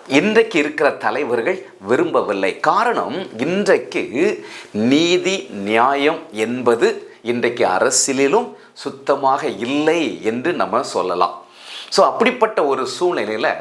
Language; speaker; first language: Tamil; native; Tamil